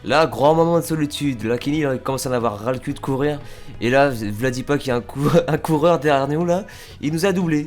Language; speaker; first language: French; native; French